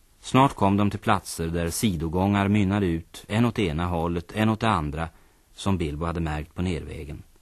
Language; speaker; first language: Swedish; native; Swedish